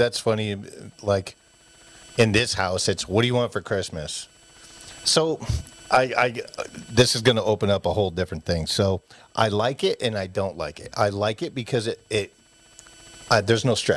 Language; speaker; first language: English; native; English